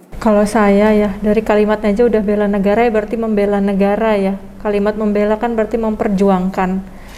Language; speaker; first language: Indonesian; native; Indonesian